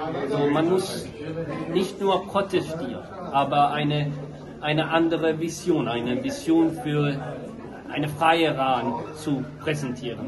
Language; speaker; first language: German; non-native, learner; Swedish